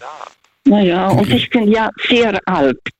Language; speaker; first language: German; non-native, fluent; Russian